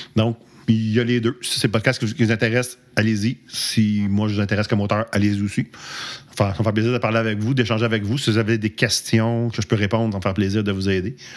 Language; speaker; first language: French; native; French